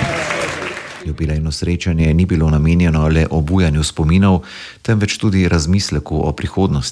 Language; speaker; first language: Slovenian; native; Slovenian